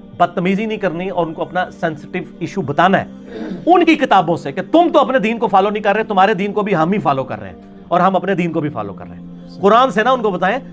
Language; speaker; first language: Urdu; non-native, local second language; Punjabi